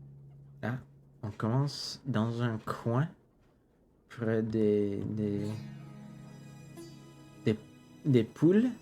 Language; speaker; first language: French; non-native, local second language; English